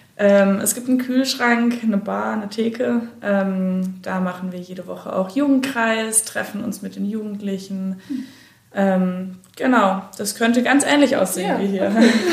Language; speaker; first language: German; native; German